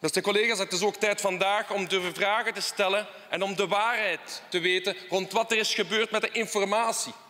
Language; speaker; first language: Dutch; non-native, local second language; French